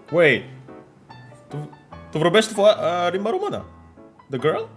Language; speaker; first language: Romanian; non-native, learner; Indonesian